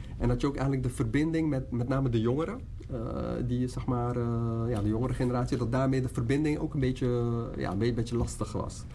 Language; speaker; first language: Dutch; native; Dutch